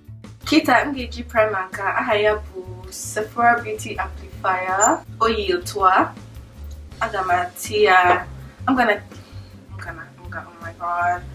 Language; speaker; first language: Igbo; early bilingual, heritage; English